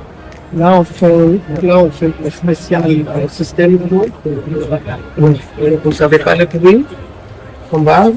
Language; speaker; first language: French; non-native, learner; German